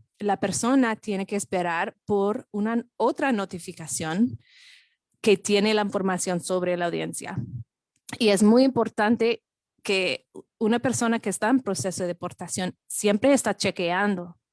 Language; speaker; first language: Spanish; non-native, fluent; English